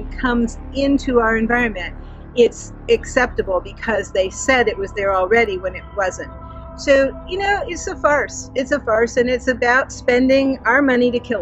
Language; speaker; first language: English; native; English